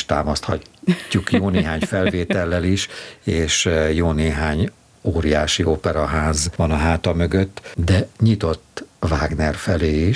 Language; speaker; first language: Hungarian; native; Hungarian